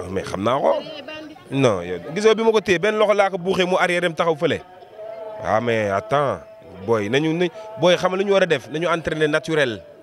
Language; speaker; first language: Wolof; non-native, local second language; Fula